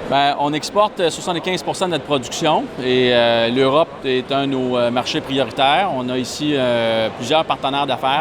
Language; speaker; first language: French; native; French